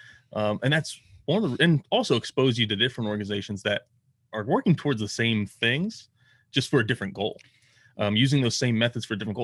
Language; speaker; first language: English; native; English